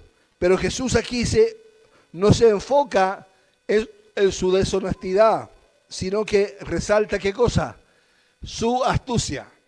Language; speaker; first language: Spanish; native; Spanish